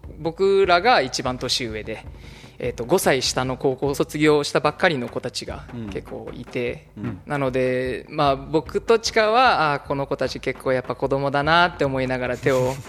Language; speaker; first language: Japanese; early bilingual, heritage; Japanese